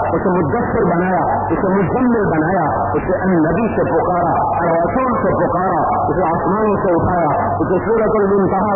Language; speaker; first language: Urdu; non-native, local second language; Punjabi